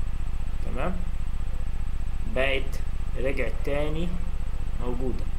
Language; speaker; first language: Arabic; native; Arabic